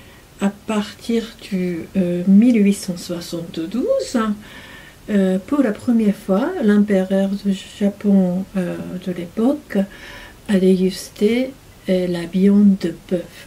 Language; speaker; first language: French; non-native, fluent; Japanese